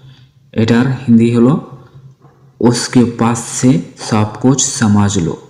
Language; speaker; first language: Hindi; non-native, fluent; Bangla